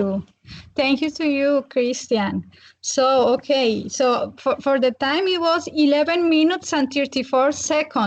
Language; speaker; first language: English; non-native, fluent; Spanish